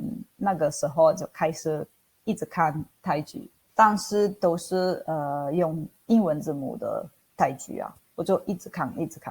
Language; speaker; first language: Chinese; non-native, fluent; Italian